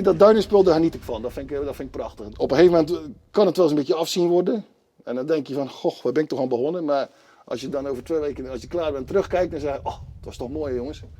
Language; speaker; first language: Dutch; native; Dutch